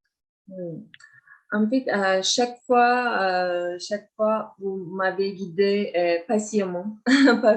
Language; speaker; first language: French; non-native, fluent; Turkish